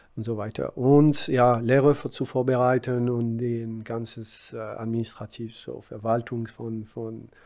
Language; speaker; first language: German; non-native, fluent; French